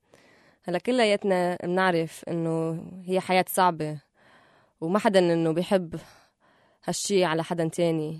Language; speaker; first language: Arabic; native; Arabic